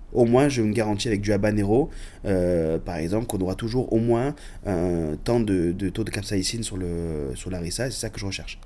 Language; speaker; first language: French; early bilingual, other home language; Arabic